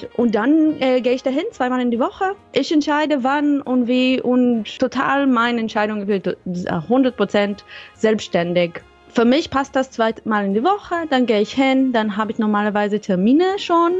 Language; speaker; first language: German; non-native, fluent; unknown